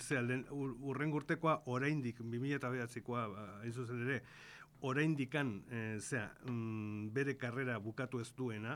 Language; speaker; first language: Basque; non-native, local second language; Spanish